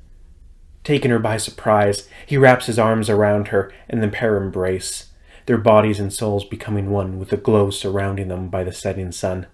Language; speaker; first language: English; native; English